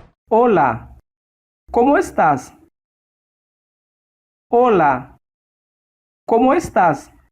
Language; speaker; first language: Spanish; non-native, learner; Haitian Creole